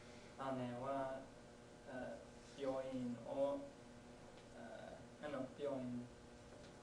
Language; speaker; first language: Japanese; non-native, learner; English